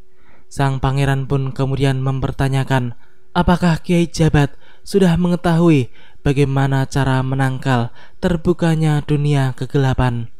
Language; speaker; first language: Indonesian; native; Indonesian